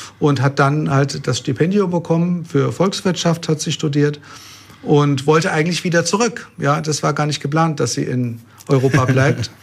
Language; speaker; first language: German; native; German